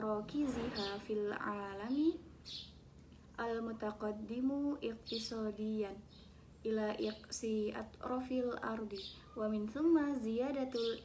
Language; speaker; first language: Arabic; non-native, learner; Indonesian